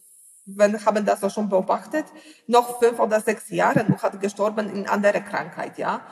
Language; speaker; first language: German; non-native, learner; Polish